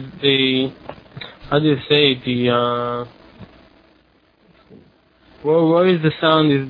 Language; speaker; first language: English; non-native, fluent; Hebrew